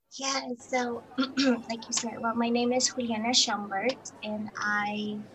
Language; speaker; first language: English; non-native, fluent; Spanish